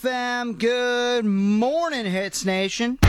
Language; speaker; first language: English; native; English